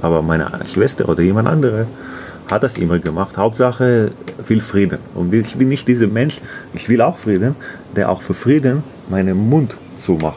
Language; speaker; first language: German; non-native, learner; Hebrew